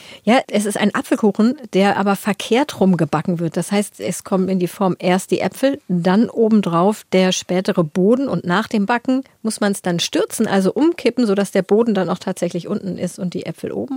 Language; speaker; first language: German; native; German